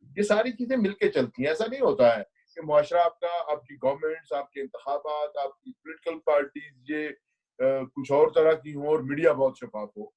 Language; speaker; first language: Urdu; non-native, local second language; Punjabi